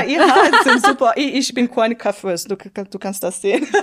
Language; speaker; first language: German; non-native, local second language; French